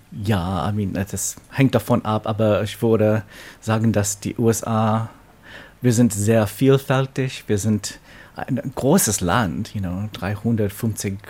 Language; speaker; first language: German; non-native, learner; English